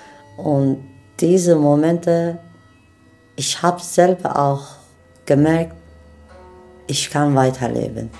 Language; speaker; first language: German; non-native, fluent; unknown